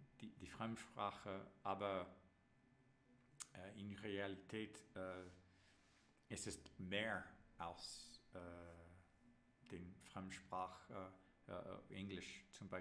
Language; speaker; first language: German; non-native, learner; English